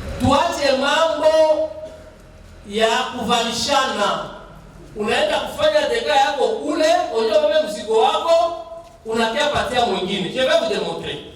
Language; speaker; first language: Swahili; native; Swahili